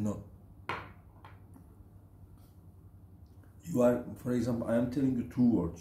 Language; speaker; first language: English; non-native, fluent; Turkish